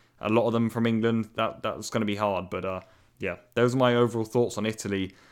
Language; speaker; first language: English; native; English